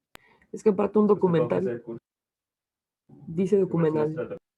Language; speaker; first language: Spanish; native; Spanish